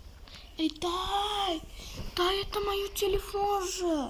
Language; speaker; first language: Russian; non-native, local second language; Uzbek